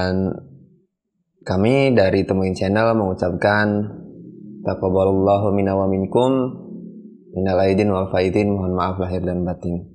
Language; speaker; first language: Indonesian; native; Indonesian